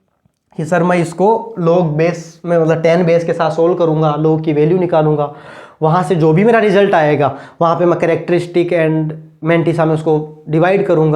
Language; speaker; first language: Hindi; native; Hindi